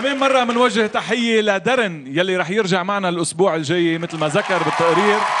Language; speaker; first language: Arabic; native; Arabic